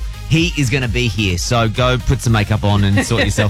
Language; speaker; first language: English; native; English